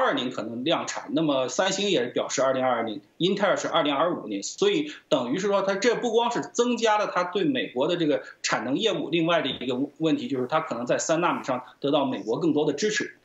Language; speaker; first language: Chinese; native; Chinese